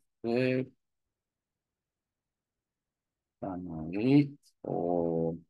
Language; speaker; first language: Vietnamese; non-native, learner; Korean